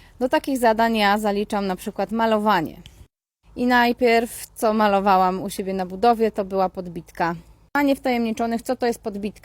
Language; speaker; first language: Polish; native; Polish